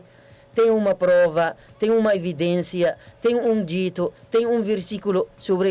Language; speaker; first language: Portuguese; non-native, learner; Arabic